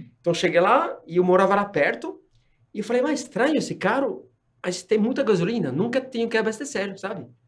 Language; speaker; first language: Portuguese; non-native, fluent; French